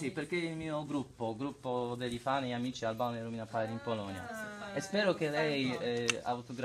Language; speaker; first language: Italian; non-native, learner; Polish